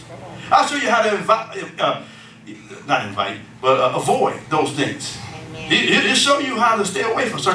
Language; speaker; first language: English; native; English